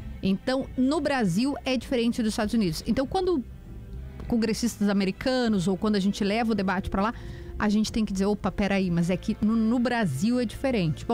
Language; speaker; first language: Portuguese; native; Portuguese